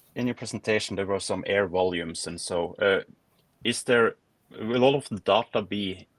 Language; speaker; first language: English; non-native, fluent; Norwegian